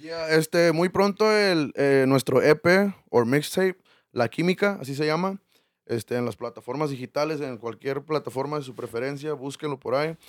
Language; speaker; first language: Spanish; early bilingual, heritage; Spanish